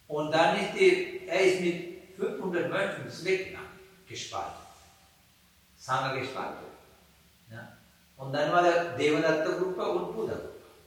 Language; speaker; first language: German; non-native, fluent; Sinhala